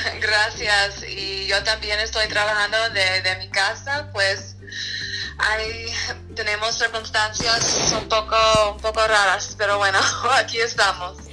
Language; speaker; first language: Spanish; non-native, fluent; English